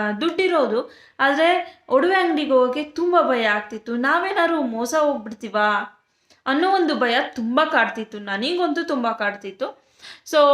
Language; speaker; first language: Kannada; native; Kannada